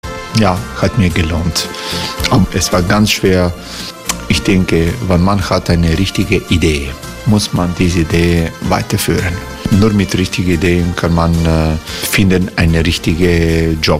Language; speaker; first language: German; non-native, learner; Croatian